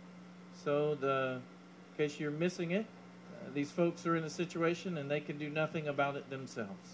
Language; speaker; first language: English; native; English